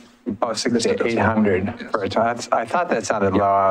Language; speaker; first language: English; native; English